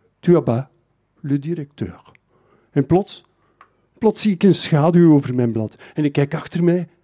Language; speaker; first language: Dutch; native; Dutch